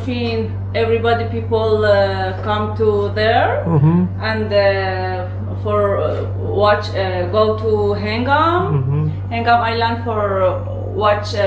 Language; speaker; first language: English; non-native, learner; Persian